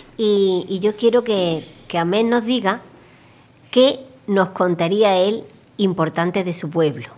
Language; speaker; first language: Spanish; native; Spanish